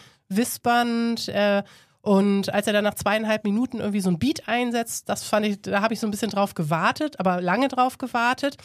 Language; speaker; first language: German; native; German